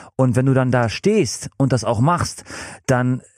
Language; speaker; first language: German; non-native, fluent; English